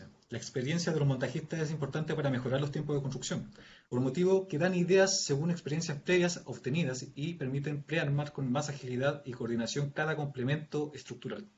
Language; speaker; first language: Spanish; native; Spanish